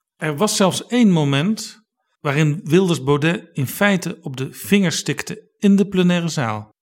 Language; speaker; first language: Dutch; native; Dutch